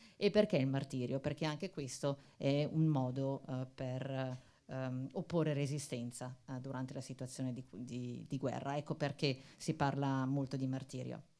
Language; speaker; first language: Italian; native; Italian